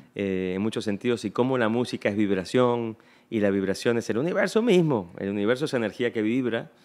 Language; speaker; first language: Spanish; native; Spanish